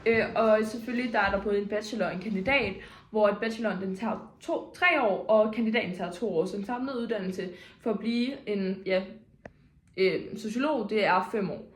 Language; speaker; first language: Danish; native; Danish